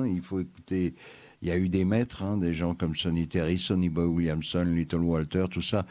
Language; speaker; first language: French; native; French